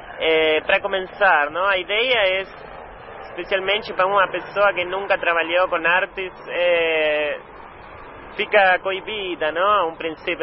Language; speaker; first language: Portuguese; non-native, learner; Spanish